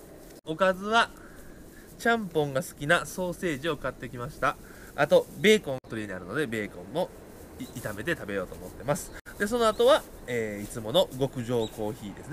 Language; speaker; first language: Japanese; native; Japanese